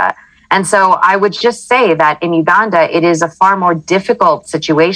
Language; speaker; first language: English; native; English